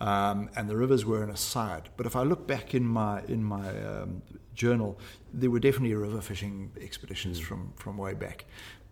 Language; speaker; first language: English; native; English